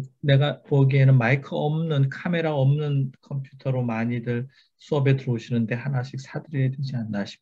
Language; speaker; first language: Korean; native; Korean